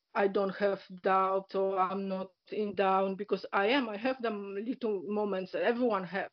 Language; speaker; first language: English; non-native, learner; Polish